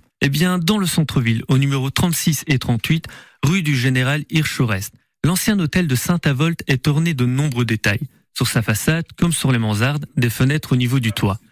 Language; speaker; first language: French; native; French